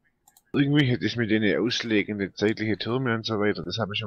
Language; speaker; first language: German; native; German